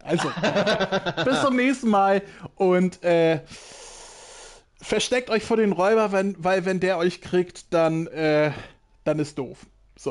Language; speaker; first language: German; native; German